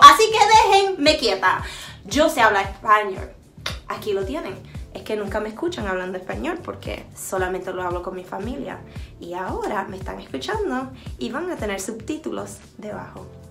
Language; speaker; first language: Spanish; early bilingual, heritage; Spanish